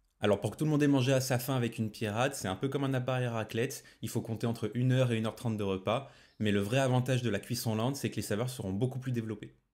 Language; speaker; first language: French; native; French